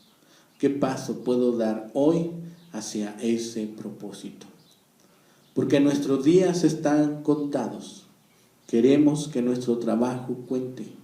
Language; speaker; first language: Spanish; native; Spanish